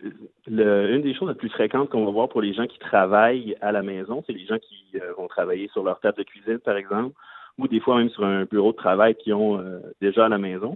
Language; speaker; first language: French; native; French